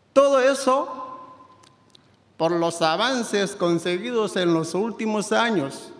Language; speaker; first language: Spanish; non-native, fluent; Chinese